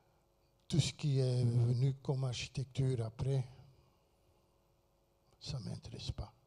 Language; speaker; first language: French; non-native, fluent; Dutch